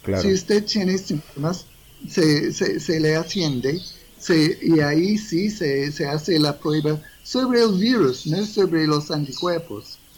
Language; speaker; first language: Spanish; non-native, fluent; English